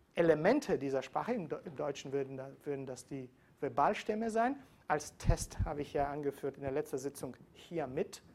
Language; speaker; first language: German; non-native, fluent; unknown